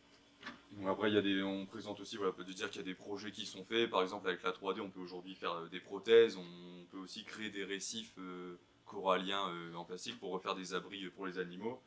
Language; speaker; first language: French; native; French